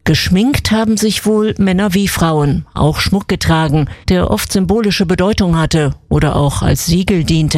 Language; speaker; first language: German; native; German